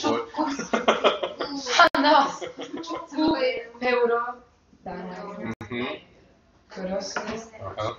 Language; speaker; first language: Korean; non-native, learner; Spanish